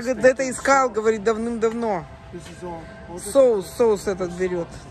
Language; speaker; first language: Russian; native; Russian